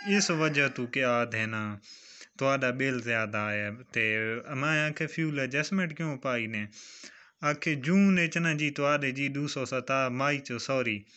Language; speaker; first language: Punjabi; non-native, local second language; Saraiki